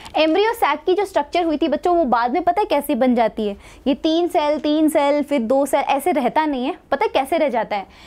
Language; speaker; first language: Hindi; native; Hindi